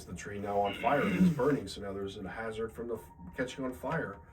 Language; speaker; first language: English; native; English